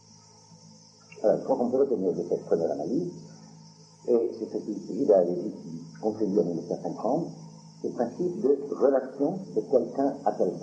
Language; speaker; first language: French; native; French